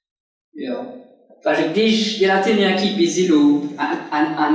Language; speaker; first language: Czech; non-native, fluent; French